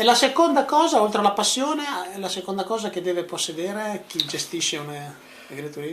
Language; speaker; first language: Italian; native; Italian